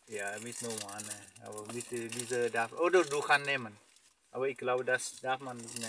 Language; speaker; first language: German; non-native, learner; Vietnamese